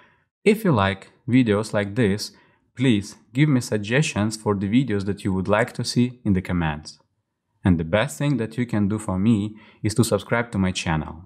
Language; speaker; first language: English; non-native, fluent; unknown